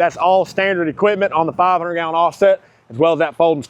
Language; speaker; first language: English; native; English